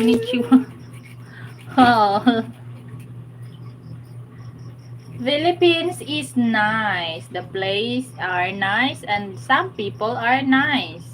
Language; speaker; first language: English; non-native, local second language; Cebuano